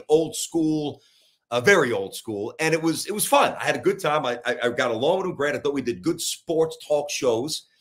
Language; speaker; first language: English; native; English